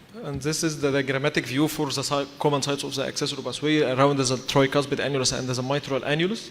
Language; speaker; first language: English; non-native, fluent; Arabic